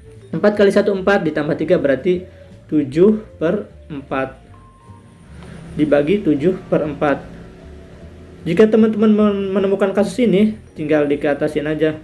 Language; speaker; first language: Indonesian; native; Indonesian